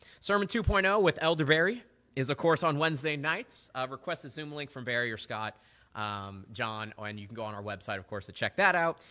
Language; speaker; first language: English; native; English